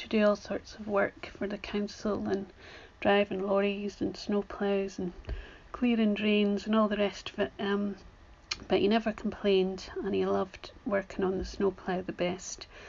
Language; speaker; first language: English; native; English